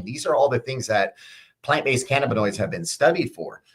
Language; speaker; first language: English; native; English